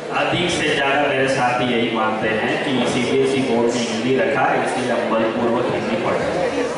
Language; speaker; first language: Hindi; non-native, local second language; Kannada